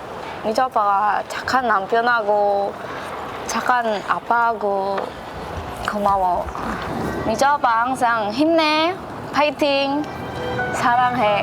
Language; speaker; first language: Korean; non-native, learner; Filipino